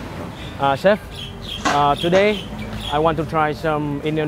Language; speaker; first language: English; non-native, learner; Vietnamese